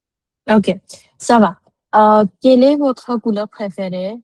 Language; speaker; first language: French; non-native, fluent; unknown